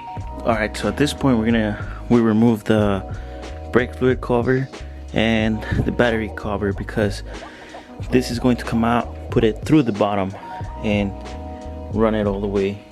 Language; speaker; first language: English; native; English